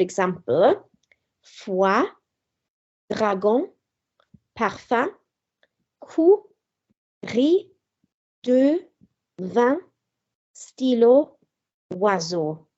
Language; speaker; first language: French; non-native, fluent; English